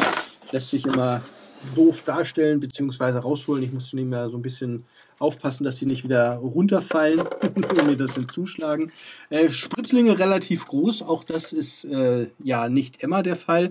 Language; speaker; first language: German; native; German